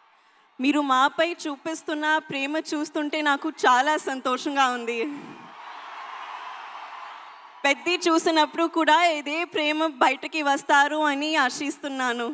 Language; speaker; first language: Telugu; non-native, learner; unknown